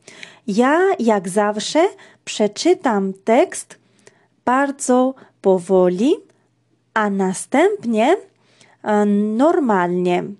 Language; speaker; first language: Polish; non-native, fluent; Georgian